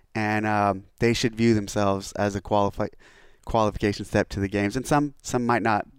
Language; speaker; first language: English; native; English